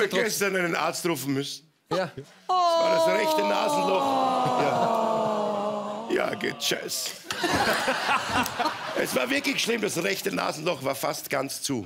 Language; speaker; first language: German; native; German